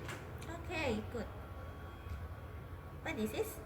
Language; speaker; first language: English; non-native, learner; Indonesian